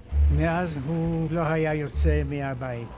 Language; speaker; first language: Hebrew; non-native, fluent; Yiddish